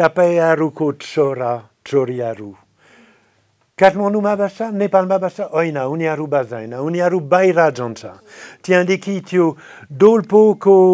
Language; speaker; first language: Nepali; non-native, fluent; French